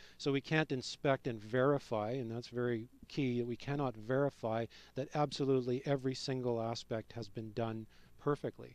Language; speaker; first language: English; native; English